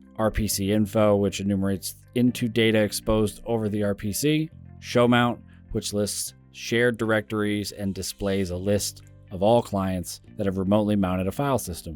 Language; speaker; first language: English; native; English